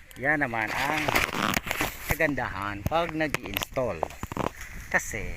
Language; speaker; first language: Filipino; non-native, local second language; Bikol